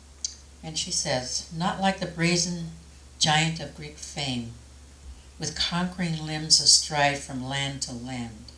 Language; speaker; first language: English; native; English